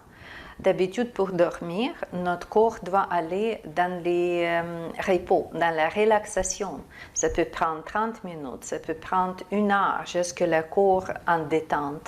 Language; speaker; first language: French; non-native, fluent; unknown